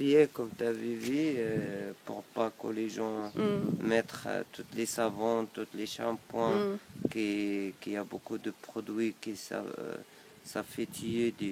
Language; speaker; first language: French; non-native, local second language; Arabic